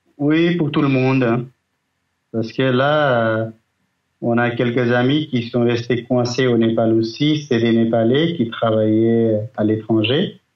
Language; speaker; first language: French; non-native, fluent; Nepali